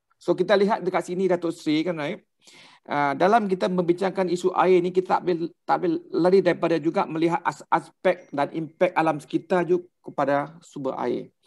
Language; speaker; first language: Malay; non-native, local second language; Thai